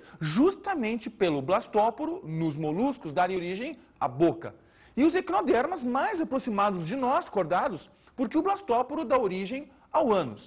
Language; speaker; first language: Portuguese; native; Portuguese